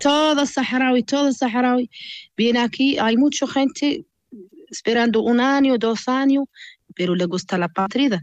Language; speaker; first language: Spanish; non-native, learner; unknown